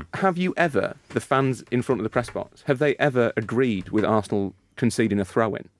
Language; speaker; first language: English; native; English